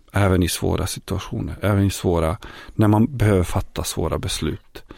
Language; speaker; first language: Swedish; non-native, fluent; Bosnian